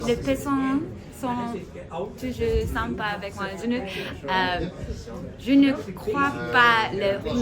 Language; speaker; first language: French; non-native, learner; English